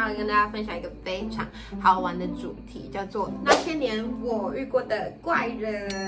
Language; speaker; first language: Chinese; native; Chinese